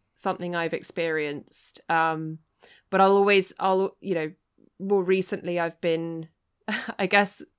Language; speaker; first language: English; native; English